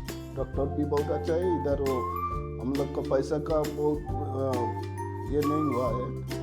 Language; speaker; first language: Hindi; non-native, local second language; Bangla